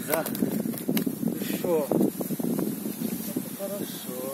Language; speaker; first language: Russian; non-native, learner; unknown